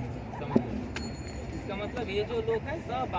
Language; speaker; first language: Hindi; non-native, local second language; Bangla